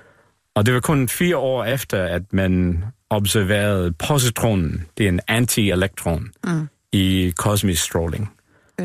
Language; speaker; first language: Danish; non-native, fluent; English